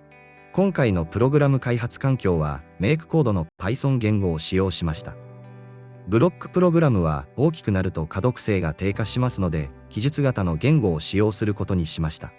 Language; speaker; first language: Japanese; native; Japanese